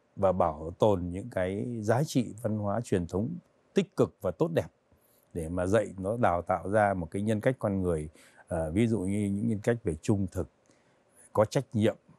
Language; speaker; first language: Vietnamese; native; Vietnamese